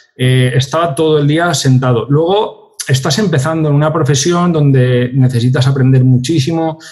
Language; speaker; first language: Spanish; native; Spanish